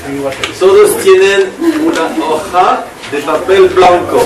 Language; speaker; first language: Spanish; non-native, learner; French